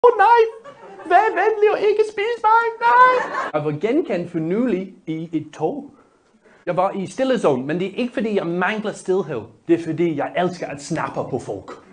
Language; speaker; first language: Danish; non-native, learner; English